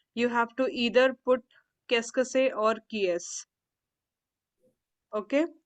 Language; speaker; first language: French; non-native, fluent; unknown